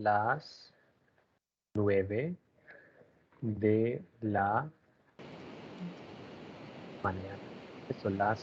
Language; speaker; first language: Spanish; non-native, learner; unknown